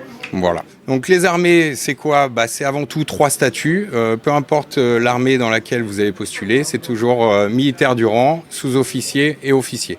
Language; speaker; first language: French; native; French